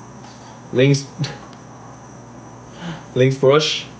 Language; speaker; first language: English; non-native, learner; Korean